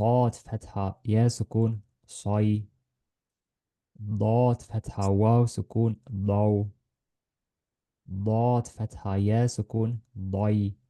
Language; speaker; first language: Arabic; non-native, fluent; Estonian